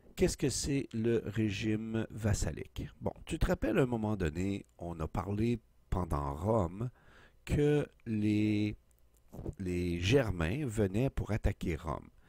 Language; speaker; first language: French; native; French